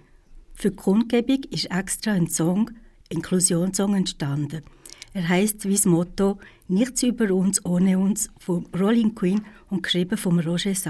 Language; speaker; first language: German; native; German